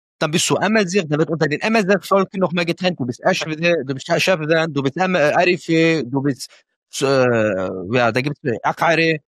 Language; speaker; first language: German; early bilingual, other home language; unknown